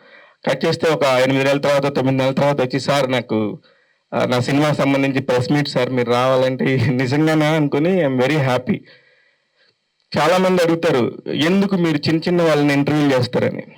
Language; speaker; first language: Telugu; native; Telugu